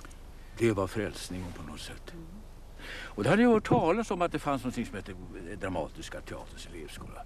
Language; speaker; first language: Swedish; native; Swedish